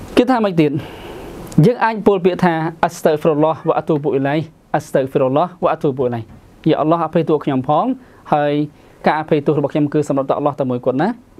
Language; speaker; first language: Khmer; non-native, local second language; Western Cham